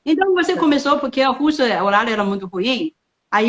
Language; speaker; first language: Portuguese; non-native, fluent; Chinese